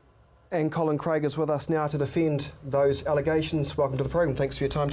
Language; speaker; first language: English; native; English